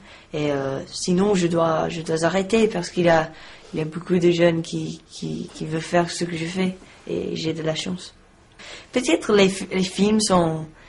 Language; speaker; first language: French; non-native, learner; English